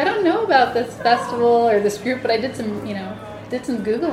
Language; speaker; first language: English; native; English